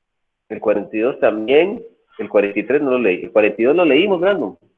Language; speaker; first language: Spanish; native; Spanish